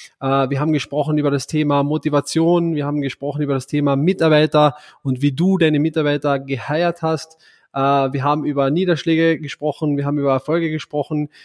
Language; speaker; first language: German; native; German